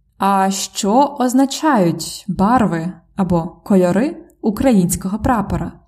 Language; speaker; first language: Ukrainian; native; Ukrainian